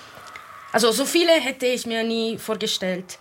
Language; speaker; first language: German; non-native, fluent; Italian